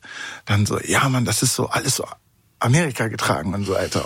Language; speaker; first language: German; early bilingual, other home language; Kurdish